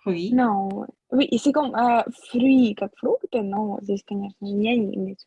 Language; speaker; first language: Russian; native; Russian